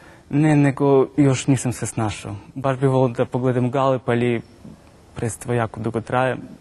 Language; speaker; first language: Croatian; non-native, fluent; Russian